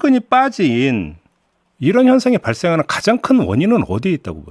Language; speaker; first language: Korean; native; Korean